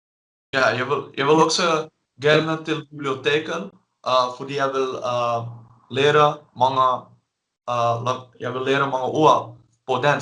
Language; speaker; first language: Swedish; non-native, learner; Dutch